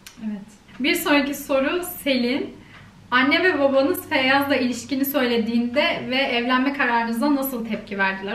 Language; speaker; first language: Turkish; native; Turkish